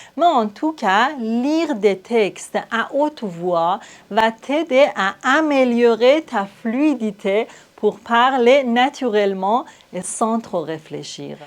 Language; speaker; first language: French; non-native, fluent; Persian